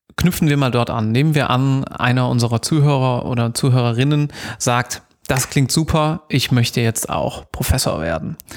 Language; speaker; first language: German; native; German